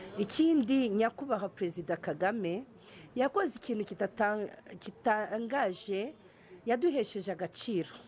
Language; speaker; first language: Kinyarwanda; early bilingual, heritage; Kinyarwanda